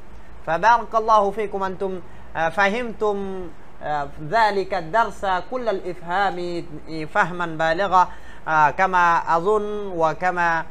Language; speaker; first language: Arabic; non-native, fluent; Bangla